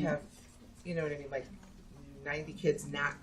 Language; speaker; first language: English; native; English